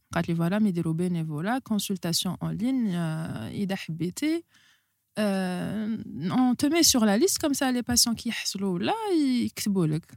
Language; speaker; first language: French; non-native, local second language; Arabic